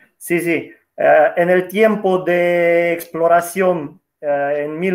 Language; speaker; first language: Italian; non-native, learner; Russian